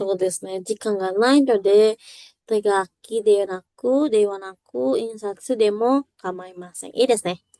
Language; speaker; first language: Japanese; non-native, fluent; Indonesian